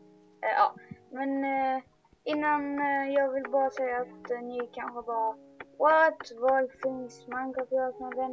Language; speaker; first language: Swedish; early bilingual, other home language; Bulgarian